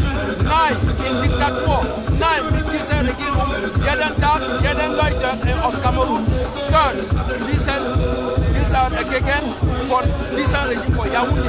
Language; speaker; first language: German; non-native, learner; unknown